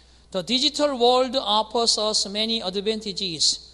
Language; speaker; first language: English; non-native, fluent; Korean